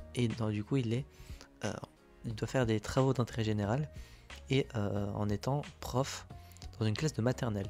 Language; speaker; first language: French; native; French